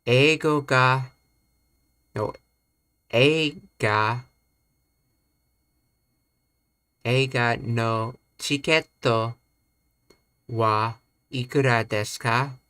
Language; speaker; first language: Japanese; non-native, learner; English